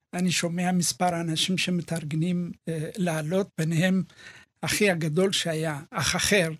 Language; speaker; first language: Hebrew; early bilingual, other home language; Amharic